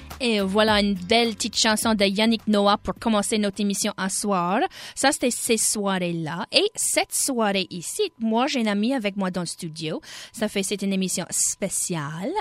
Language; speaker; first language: French; native; French